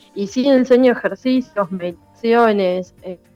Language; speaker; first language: Spanish; native; Spanish